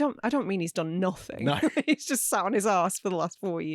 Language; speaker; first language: English; native; English